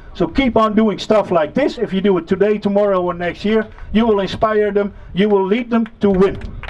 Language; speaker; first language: English; non-native, fluent; Dutch